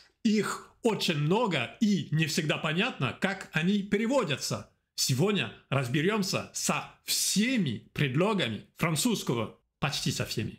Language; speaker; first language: Russian; non-native, fluent; French